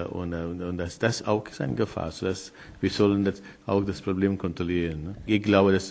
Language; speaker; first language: German; non-native, learner; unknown